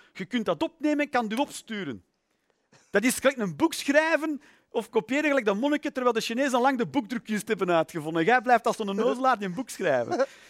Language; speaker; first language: Dutch; native; Dutch